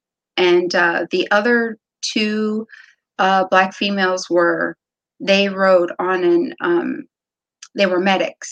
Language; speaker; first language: English; native; English